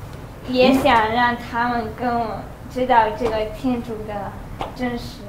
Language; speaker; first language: Chinese; early bilingual, other home language; Spanish